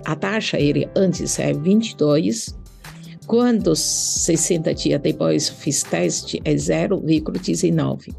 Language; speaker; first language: Portuguese; non-native, learner; Chinese